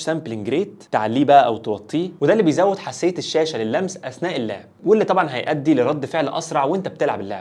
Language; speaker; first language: Arabic; native; Arabic